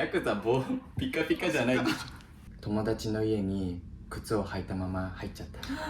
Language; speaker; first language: Japanese; native; Japanese